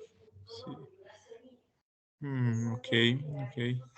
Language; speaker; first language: Spanish; native; Spanish